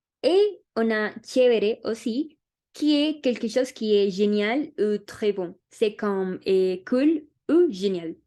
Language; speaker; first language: French; non-native, learner; Spanish